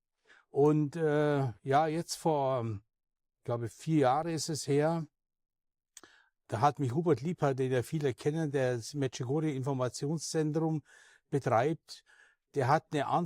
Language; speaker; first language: German; native; German